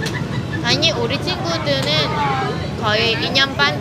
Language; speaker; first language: Korean; non-native, fluent; Vietnamese